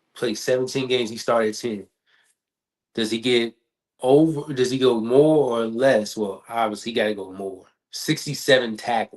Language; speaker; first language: English; native; English